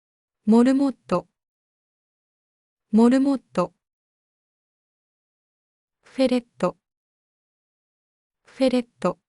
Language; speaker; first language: Japanese; native; Japanese